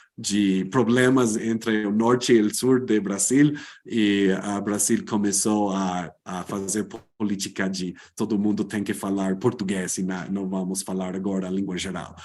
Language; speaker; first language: Portuguese; non-native, fluent; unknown